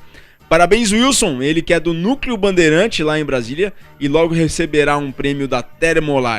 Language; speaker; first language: Portuguese; native; Portuguese